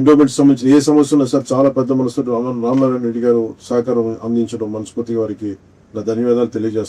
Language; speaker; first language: Telugu; native; Telugu